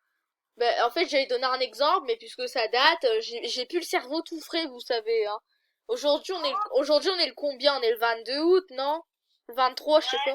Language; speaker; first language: French; native; French